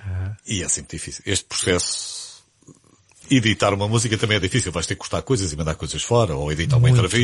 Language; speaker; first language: Portuguese; native; Portuguese